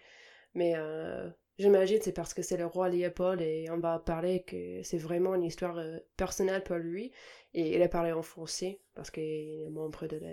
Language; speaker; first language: French; non-native, fluent; English